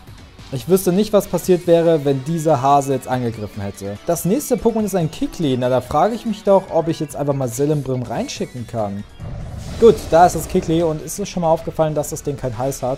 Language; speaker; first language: German; native; German